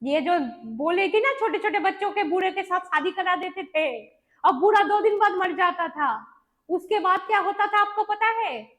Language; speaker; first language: Hindi; non-native, local second language; Bangla